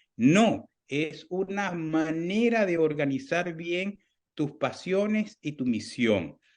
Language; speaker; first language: Spanish; native; Spanish